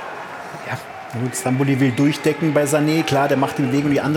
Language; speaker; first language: German; native; German